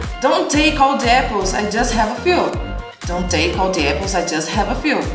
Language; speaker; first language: English; non-native, fluent; Portuguese